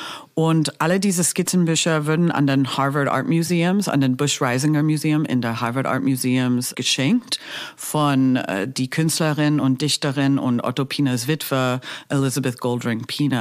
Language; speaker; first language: German; non-native, fluent; English